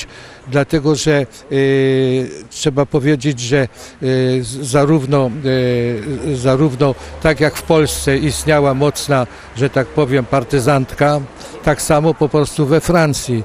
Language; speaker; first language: Polish; early bilingual, heritage; Polish